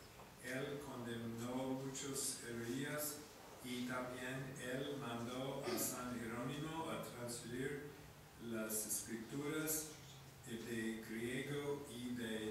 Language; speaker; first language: Spanish; non-native, fluent; English